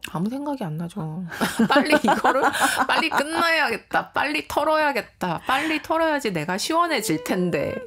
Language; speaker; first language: Korean; native; Korean